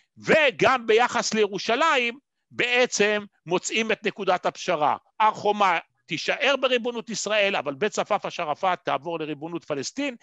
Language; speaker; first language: Hebrew; native; Hebrew